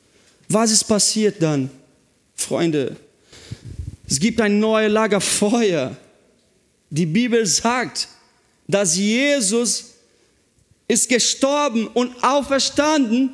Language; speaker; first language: German; non-native, fluent; Portuguese